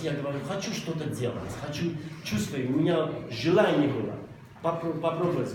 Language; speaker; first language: Russian; non-native, local second language; Armenian